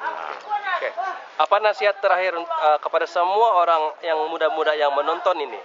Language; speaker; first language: Indonesian; non-native, local second language; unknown